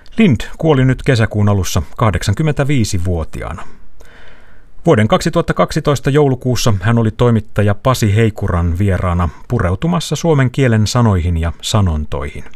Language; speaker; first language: Finnish; native; Finnish